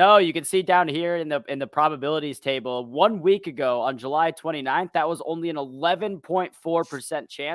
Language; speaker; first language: English; native; English